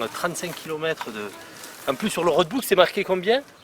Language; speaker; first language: French; native; French